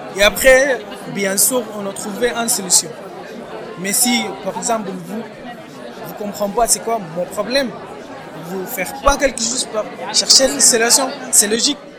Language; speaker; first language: French; non-native, learner; Arabic